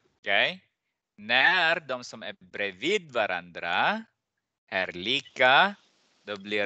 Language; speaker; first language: Swedish; non-native, fluent; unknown